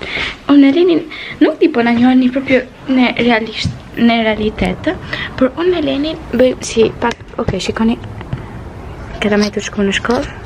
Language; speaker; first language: Albanian; early bilingual, heritage; Albanian